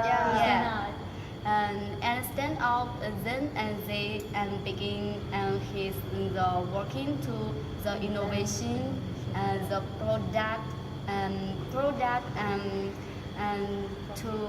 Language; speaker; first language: English; non-native, learner; Chinese